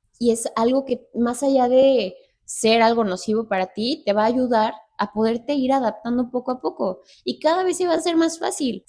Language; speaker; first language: Spanish; native; Spanish